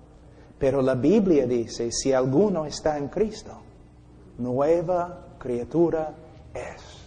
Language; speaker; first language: Spanish; non-native, fluent; English